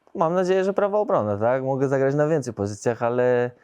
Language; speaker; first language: Polish; native; Polish